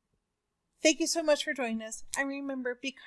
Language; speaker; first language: English; native; English